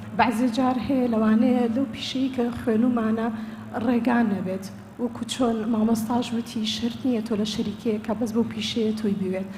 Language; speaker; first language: Central Kurdish; early bilingual, heritage; Central Kurdish